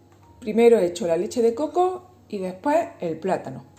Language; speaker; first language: Spanish; native; Spanish